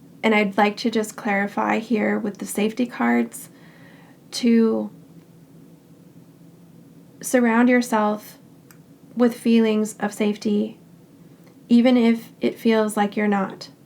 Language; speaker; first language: English; native; English